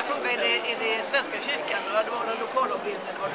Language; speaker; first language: Swedish; native; Swedish